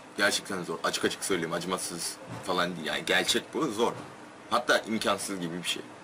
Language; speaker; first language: Turkish; non-native, fluent; Korean